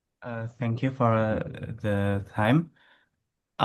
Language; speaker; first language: English; non-native, learner; Indonesian